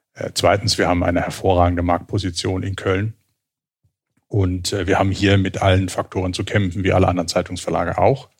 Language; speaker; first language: German; native; German